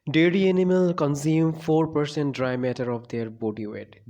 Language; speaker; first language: English; non-native, local second language; Bangla